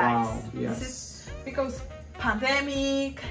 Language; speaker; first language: English; non-native, learner; Spanish